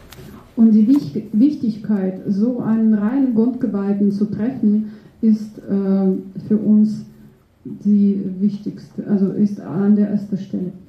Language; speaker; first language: German; non-native, fluent; Russian